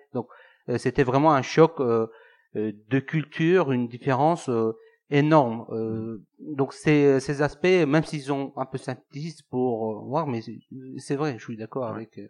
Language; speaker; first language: French; non-native, fluent; Turkish